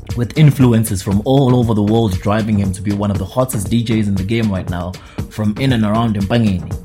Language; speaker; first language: English; non-native, local second language; Zulu